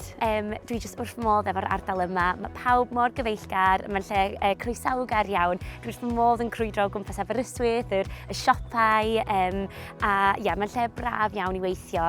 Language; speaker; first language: Welsh; non-native, fluent; English